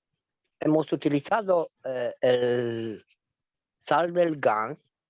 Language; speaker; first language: Spanish; non-native, fluent; Romanian